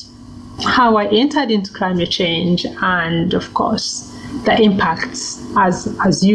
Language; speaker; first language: English; non-native, local second language; Kinyarwanda